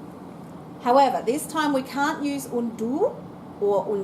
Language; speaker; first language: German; non-native, fluent; English